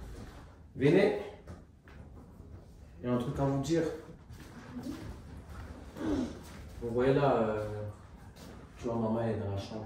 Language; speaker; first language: French; native; French